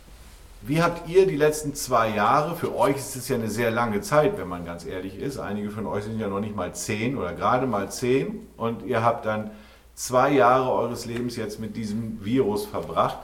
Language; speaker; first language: German; native; German